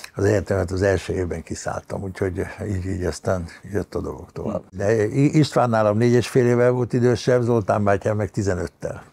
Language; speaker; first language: Hungarian; native; Hungarian